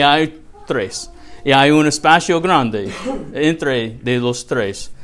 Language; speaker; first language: Spanish; non-native, learner; English